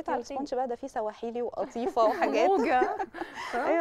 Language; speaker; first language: Arabic; native; Arabic